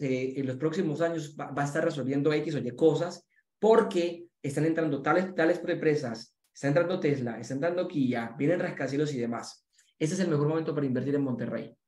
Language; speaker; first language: Spanish; native; Spanish